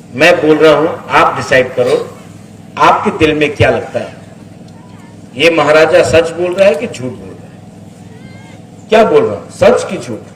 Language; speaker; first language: Hindi; non-native, local second language; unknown